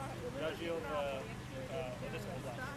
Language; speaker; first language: Russian; non-native, learner; English